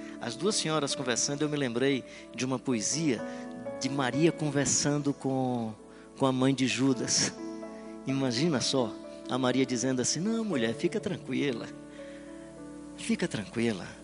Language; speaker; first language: Portuguese; native; Portuguese